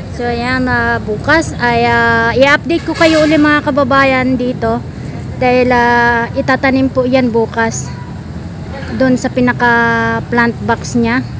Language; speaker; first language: Filipino; native; Filipino